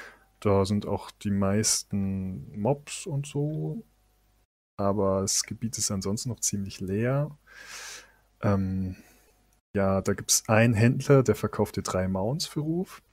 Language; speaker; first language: German; native; German